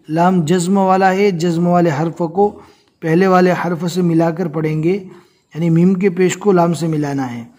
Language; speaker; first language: Urdu; native; Urdu